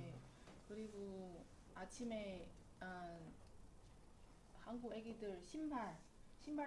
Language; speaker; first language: Korean; non-native, learner; Chinese